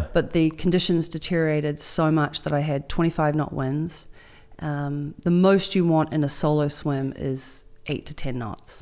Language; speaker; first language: English; native; English